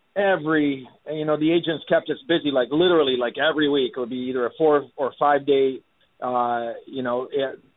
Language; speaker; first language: English; native; English